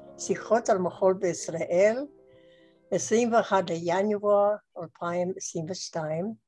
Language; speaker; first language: Hebrew; native; Hebrew